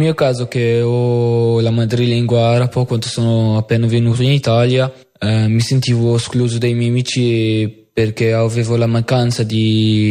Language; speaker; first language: Italian; non-native, learner; Arabic